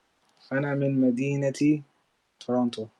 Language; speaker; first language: Arabic; non-native, learner; English